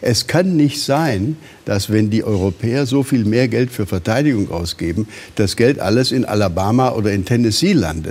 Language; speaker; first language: German; native; German